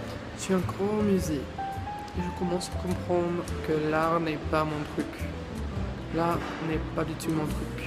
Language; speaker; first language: French; non-native, fluent; English